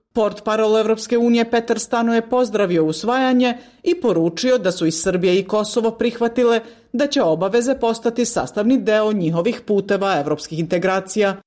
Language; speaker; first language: Serbian; non-native, local second language; Albanian